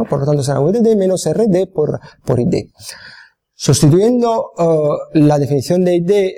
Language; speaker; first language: Spanish; non-native, fluent; Italian